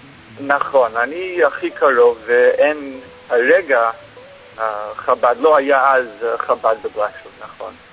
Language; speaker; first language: Hebrew; non-native, fluent; English